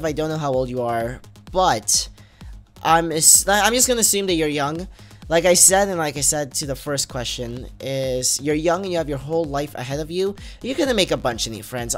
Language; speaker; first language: English; native; English